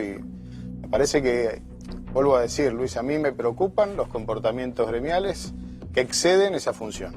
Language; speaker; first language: Spanish; native; Spanish